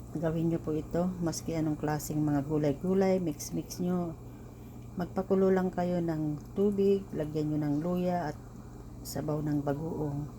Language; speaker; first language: Filipino; non-native, local second language; Iloko